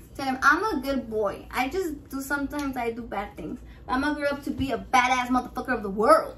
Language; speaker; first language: English; early bilingual, other home language; Spanish